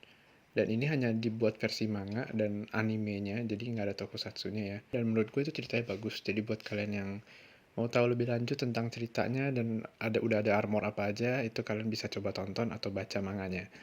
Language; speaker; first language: Indonesian; native; Indonesian